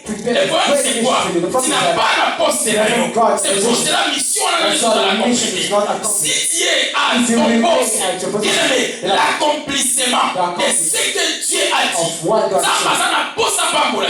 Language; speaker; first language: French; non-native, local second language; Lingala